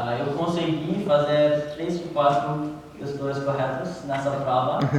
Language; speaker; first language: Portuguese; non-native, learner; English